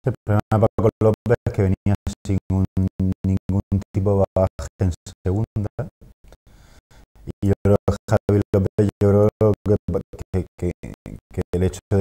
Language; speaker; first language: Spanish; native; Spanish